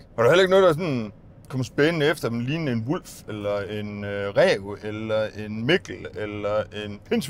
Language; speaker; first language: Danish; native; Danish